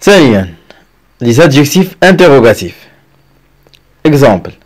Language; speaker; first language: French; non-native, local second language; Arabic